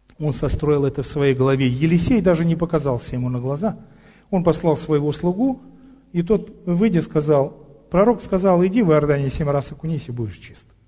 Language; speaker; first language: Russian; native; Russian